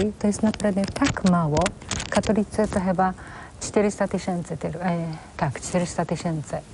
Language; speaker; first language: Polish; non-native, fluent; Japanese